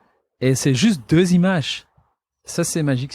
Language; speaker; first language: French; non-native, local second language; Dutch